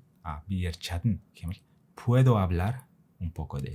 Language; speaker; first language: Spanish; non-native, fluent; Mongolian